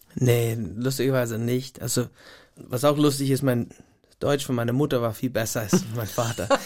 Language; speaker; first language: German; non-native, fluent; English